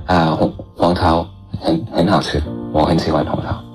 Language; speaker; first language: Chinese; non-native, fluent; Lao